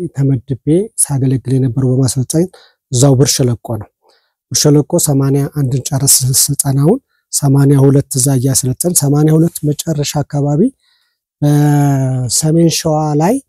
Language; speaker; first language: Amharic; native; Amharic